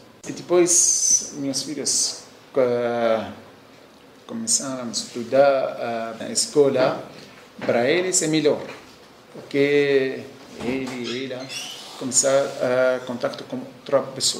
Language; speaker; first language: Portuguese; non-native, learner; Arabic